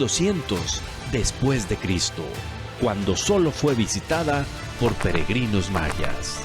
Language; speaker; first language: Spanish; native; Spanish